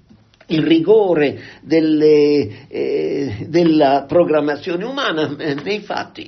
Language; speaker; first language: Italian; native; Italian